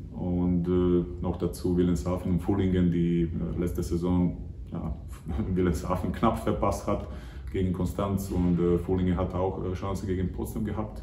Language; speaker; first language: German; non-native, fluent; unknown